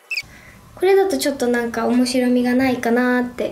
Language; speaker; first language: Japanese; native; Japanese